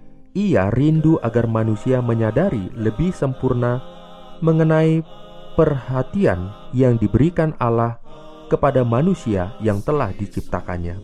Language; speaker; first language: Indonesian; native; Indonesian